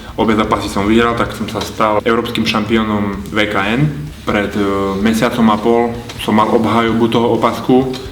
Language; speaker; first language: Slovak; native; Slovak